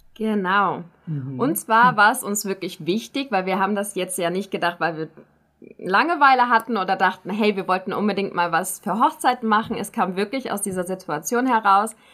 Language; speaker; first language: German; native; German